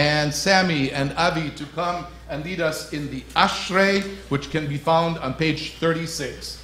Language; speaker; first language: English; native; English